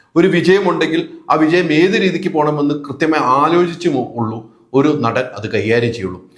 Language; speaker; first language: Malayalam; native; Malayalam